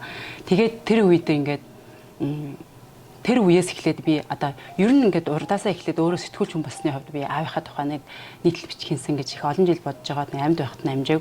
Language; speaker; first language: Mongolian; native; Mongolian